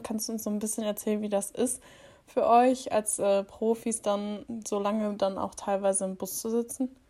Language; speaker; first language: German; native; German